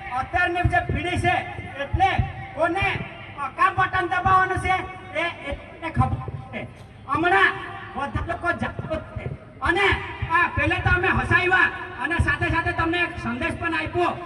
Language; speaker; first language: Gujarati; non-native, local second language; Kukna